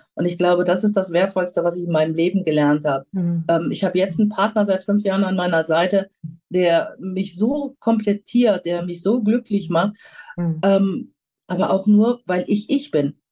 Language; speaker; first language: German; native; German